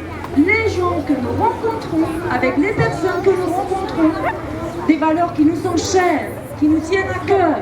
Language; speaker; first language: French; non-native, fluent; Romanian